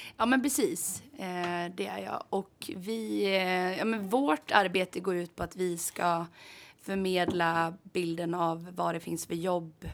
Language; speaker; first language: Swedish; native; Swedish